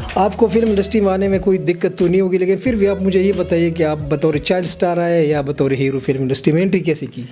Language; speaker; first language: Urdu; non-native, local second language; Pashto